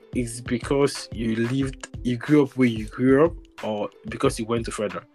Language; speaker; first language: English; non-native, local second language; Igbo